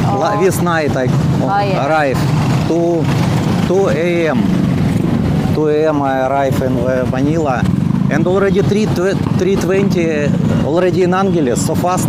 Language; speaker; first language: English; non-native, learner; Russian